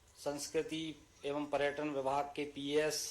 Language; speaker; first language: Hindi; native; Hindi